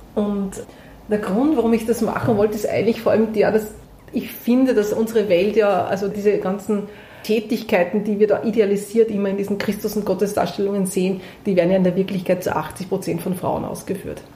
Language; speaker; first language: German; native; German